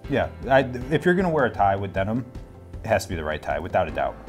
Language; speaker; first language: English; native; English